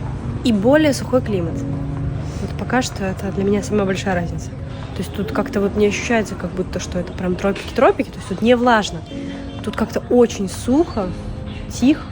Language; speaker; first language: Russian; native; Russian